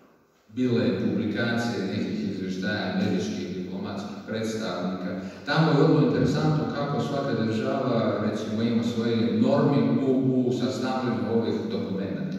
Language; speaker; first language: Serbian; non-native, fluent; Russian